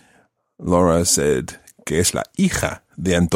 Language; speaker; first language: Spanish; non-native, fluent; English